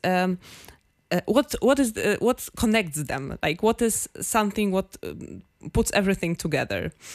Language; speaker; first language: English; non-native, fluent; Polish